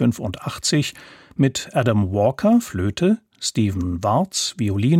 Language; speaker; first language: German; native; German